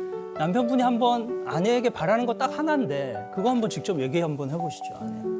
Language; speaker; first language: Korean; native; Korean